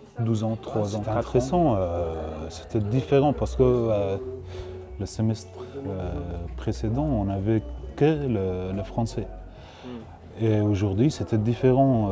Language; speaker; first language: French; non-native, learner; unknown